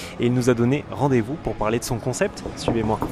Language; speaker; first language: French; native; French